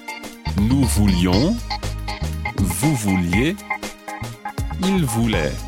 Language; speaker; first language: French; non-native, fluent; English